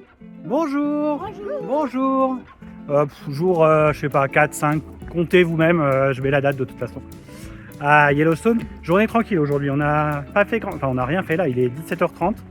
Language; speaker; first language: French; native; French